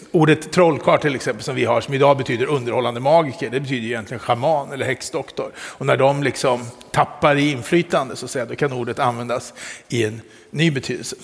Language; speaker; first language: Swedish; native; Swedish